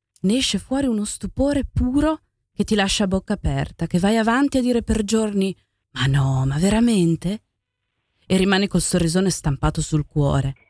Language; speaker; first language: Italian; native; Italian